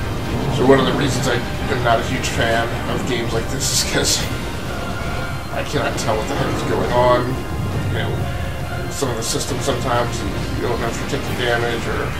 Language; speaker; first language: English; native; English